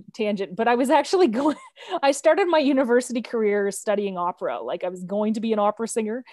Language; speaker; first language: English; native; English